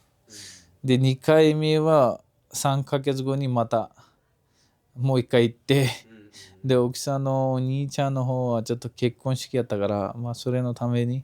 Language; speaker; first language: Japanese; non-native, fluent; Kashmiri